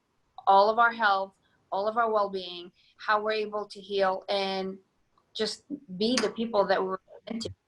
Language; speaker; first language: English; non-native, fluent; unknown